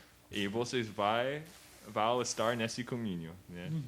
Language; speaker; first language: Portuguese; non-native, learner; English